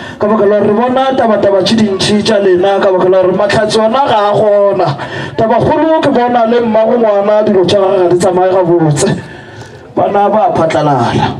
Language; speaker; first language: Northern Sotho; native; Northern Sotho